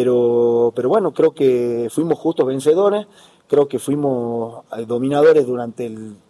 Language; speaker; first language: Spanish; native; Spanish